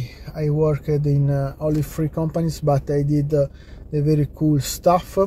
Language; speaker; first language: English; non-native, learner; Italian